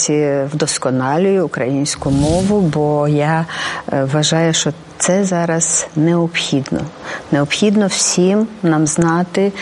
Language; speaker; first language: Ukrainian; non-native, local second language; Romanian